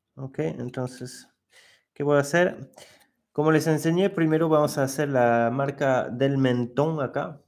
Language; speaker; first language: Spanish; non-native, fluent; French